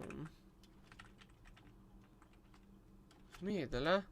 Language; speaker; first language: Swedish; non-native, learner; Russian